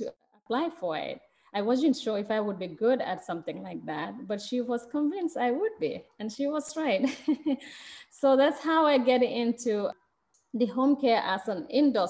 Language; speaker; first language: English; non-native, local second language; Mandingo